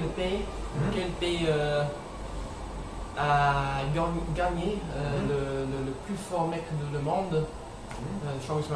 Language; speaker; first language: French; non-native, learner; English